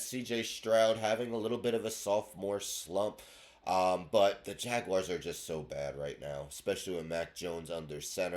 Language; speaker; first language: English; native; English